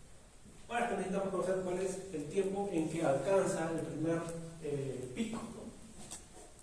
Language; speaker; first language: Spanish; native; Spanish